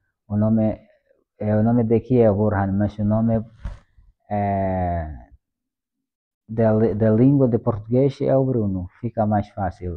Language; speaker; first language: Portuguese; non-native, fluent; Swahili